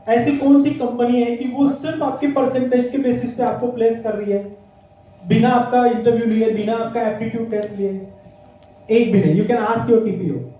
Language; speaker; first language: Hindi; non-native, local second language; Marathi